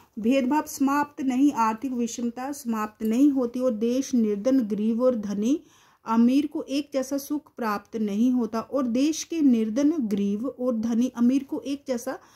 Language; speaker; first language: Hindi; native; Hindi